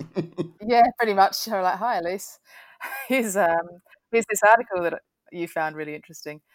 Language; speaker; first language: English; native; English